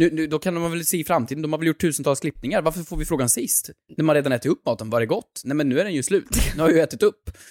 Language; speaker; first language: Swedish; native; Swedish